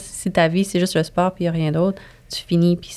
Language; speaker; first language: French; native; French